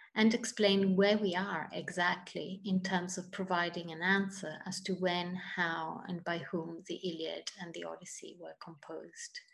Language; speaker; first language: English; non-native, fluent; Italian